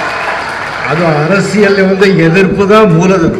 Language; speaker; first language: Tamil; non-native, fluent; Marathi